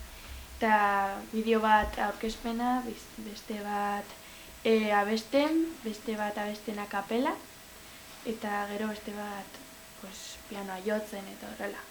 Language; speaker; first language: Basque; non-native, local second language; Spanish